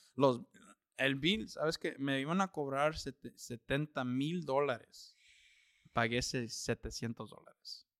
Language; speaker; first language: Spanish; early bilingual, heritage; Spanish